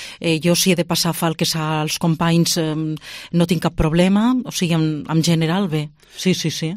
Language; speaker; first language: Catalan; non-native, local second language; Spanish